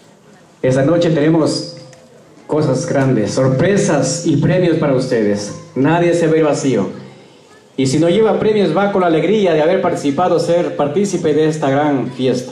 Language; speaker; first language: Spanish; native; Spanish